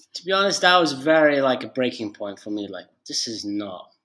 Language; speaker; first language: English; non-native, fluent; Arabic